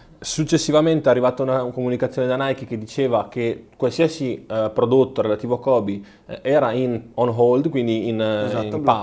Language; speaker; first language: Italian; native; Italian